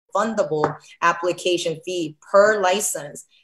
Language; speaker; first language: English; early bilingual, other home language; Korean